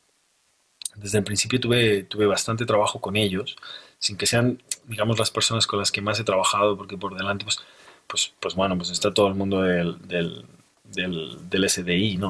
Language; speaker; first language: Spanish; native; Spanish